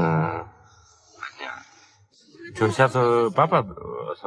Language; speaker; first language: Russian; non-native, learner; Chinese